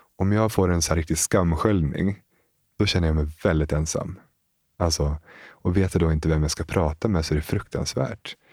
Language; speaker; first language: Swedish; native; Swedish